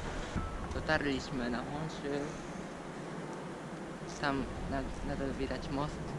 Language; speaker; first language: Polish; non-native, fluent; Japanese